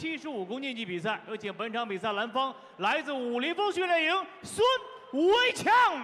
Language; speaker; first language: Chinese; native; Chinese